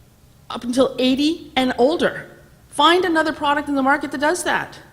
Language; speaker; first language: English; native; English